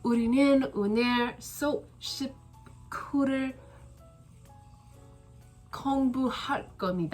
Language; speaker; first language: Korean; non-native, learner; English